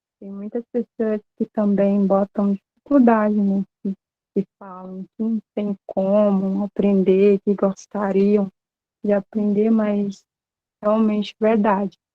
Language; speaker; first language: Portuguese; non-native, local second language; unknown